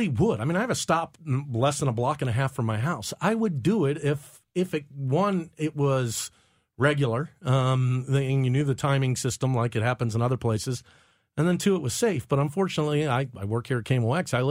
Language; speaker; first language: English; native; English